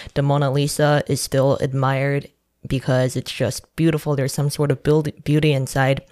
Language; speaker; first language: English; non-native, fluent; Chinese